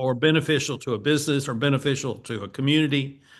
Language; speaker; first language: English; native; English